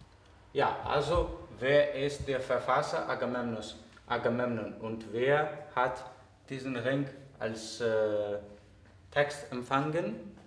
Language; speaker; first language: German; non-native, fluent; Greek